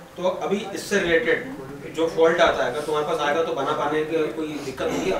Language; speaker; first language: Hindi; native; Hindi